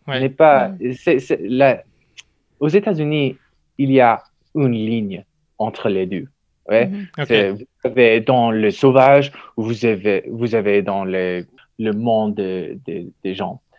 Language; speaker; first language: French; non-native, learner; English